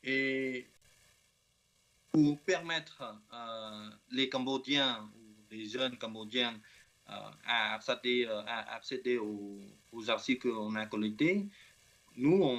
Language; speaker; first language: French; non-native, learner; Khmer